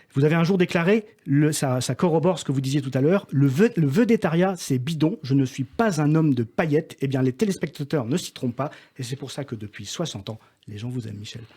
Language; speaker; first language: French; native; French